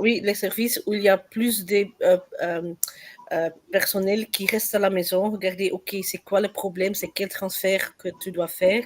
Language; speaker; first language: French; non-native, learner; Dutch